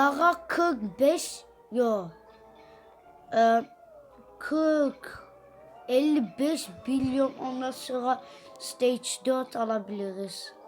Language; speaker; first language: Turkish; early bilingual, heritage; Dutch